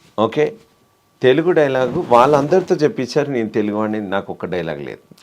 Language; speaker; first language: Telugu; native; Telugu